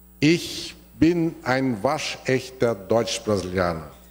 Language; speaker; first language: German; early bilingual, heritage; German